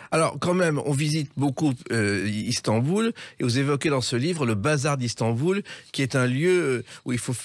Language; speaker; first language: French; native; French